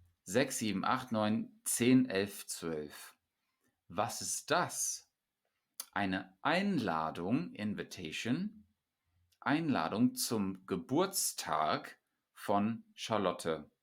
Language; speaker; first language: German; non-native, fluent; English